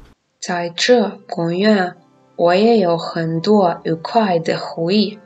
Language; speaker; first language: Chinese; non-native, learner; Russian